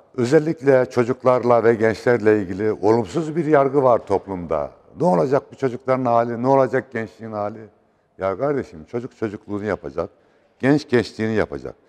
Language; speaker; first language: Turkish; native; Turkish